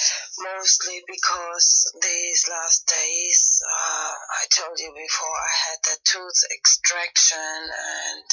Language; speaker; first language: English; non-native, fluent; German